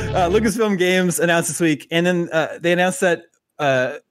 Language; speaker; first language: English; native; English